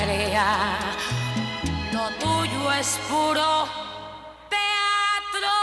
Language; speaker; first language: Spanish; native; Spanish